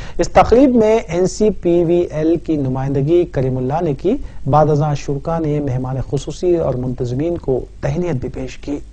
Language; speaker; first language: Urdu; native; Urdu